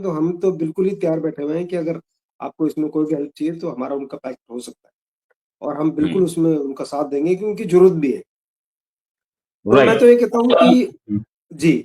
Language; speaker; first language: Hindi; native; Hindi